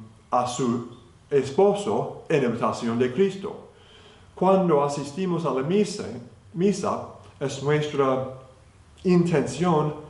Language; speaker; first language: Spanish; non-native, fluent; English